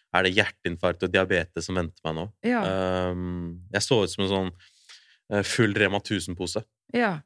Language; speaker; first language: Norwegian; early bilingual, other home language; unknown